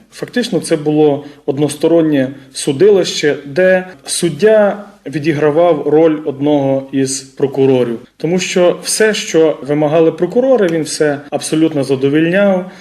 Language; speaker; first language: Ukrainian; native; Ukrainian